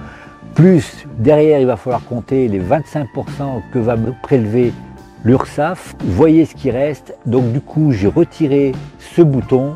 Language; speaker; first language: French; native; French